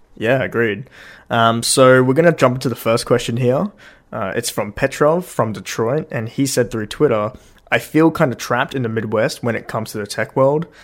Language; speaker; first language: English; native; English